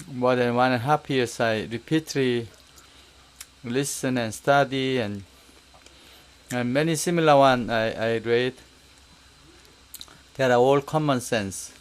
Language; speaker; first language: English; non-native, learner; Korean